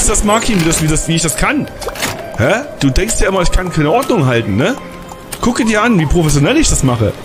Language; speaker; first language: German; native; German